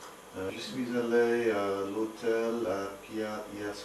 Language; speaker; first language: French; non-native, learner; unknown